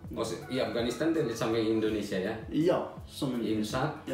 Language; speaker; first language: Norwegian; non-native, learner; Indonesian